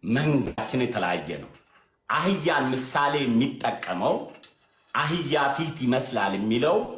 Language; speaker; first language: Amharic; non-native, local second language; Oromo